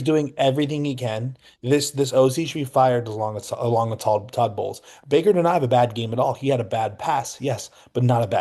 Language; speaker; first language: English; native; English